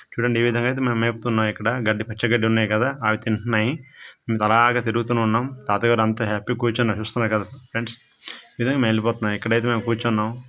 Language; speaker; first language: Telugu; non-native, local second language; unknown